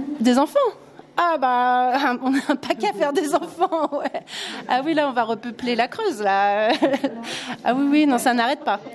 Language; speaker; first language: French; native; French